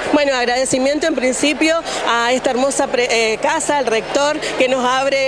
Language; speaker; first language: Spanish; native; Spanish